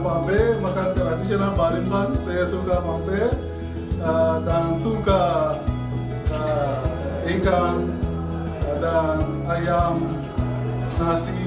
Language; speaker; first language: Indonesian; non-native, learner; Arabic